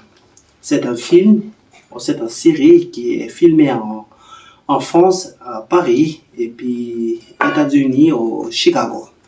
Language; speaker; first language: French; non-native, learner; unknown